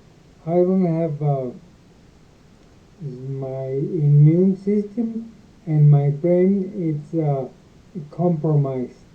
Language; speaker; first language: English; non-native, learner; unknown